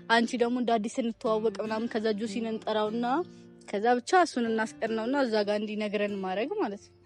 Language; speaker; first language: Amharic; native; Amharic